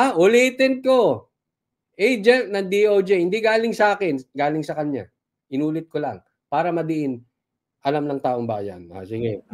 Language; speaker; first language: Filipino; native; Filipino